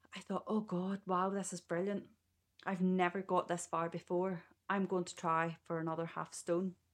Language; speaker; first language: English; native; English